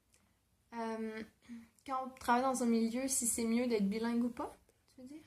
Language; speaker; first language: French; native; French